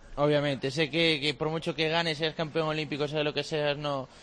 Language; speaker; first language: Spanish; native; Spanish